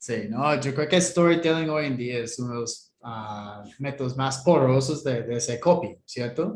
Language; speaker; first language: Spanish; non-native, fluent; English